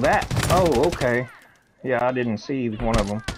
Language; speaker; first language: English; native; English